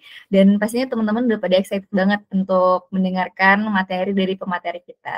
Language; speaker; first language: Indonesian; native; Indonesian